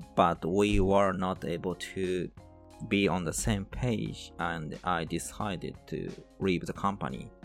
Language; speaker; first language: English; non-native, fluent; Japanese